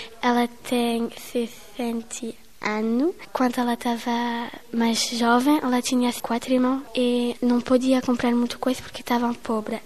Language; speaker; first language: Portuguese; early bilingual, heritage; French